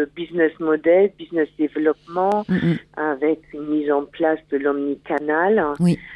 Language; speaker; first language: French; non-native, fluent; German